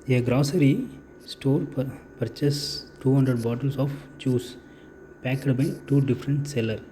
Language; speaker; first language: English; non-native, local second language; Tamil